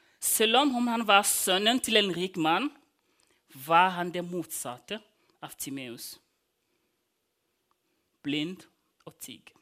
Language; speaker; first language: Norwegian; non-native, fluent; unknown